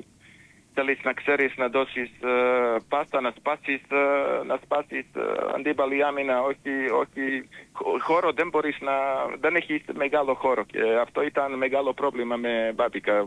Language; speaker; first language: Greek; non-native, fluent; Serbian